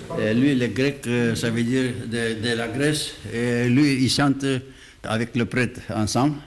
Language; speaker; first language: French; non-native, fluent; Greek